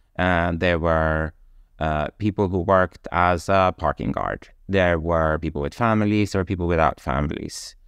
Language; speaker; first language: English; non-native, fluent; Swedish